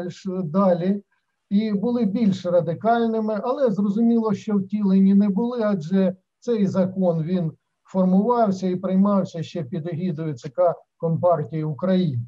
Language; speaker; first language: Ukrainian; native; Ukrainian